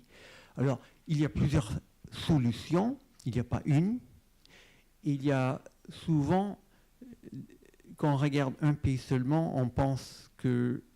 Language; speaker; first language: French; non-native, fluent; English